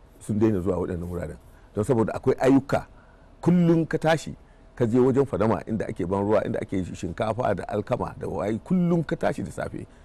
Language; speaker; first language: Hausa; native; Hausa